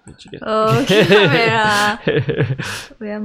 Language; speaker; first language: English; non-native, learner; Japanese